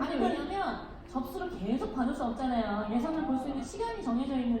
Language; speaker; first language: Korean; native; Korean